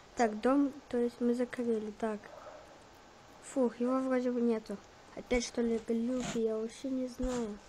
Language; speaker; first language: Russian; native; Russian